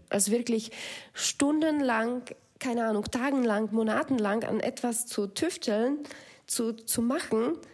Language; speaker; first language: German; non-native, fluent; Slovak